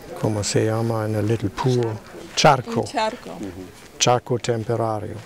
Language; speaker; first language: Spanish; non-native, learner; German